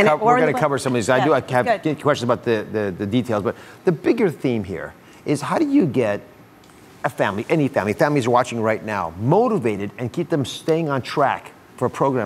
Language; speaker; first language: English; native; English